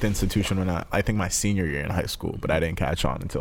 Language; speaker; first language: English; native; English